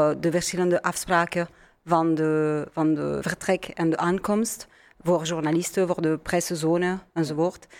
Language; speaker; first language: Dutch; non-native, learner; French